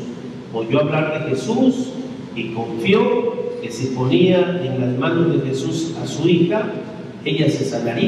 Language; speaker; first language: Spanish; native; Spanish